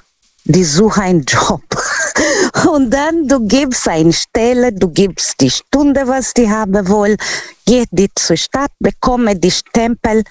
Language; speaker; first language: German; non-native, local second language; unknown